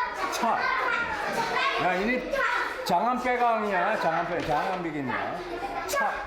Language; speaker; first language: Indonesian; non-native, fluent; Korean